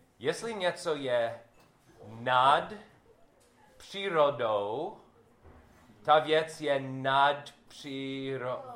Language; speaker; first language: Czech; non-native, learner; English